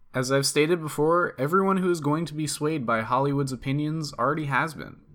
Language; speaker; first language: English; native; English